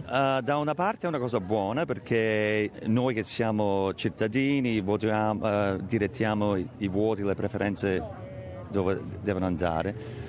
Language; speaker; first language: Italian; early bilingual, heritage; Italian